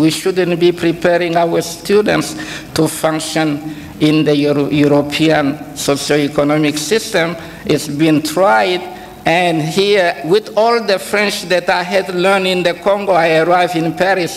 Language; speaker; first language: English; non-native, fluent; Kongo